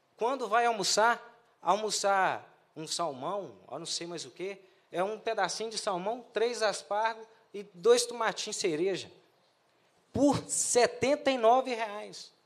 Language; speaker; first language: Portuguese; native; Portuguese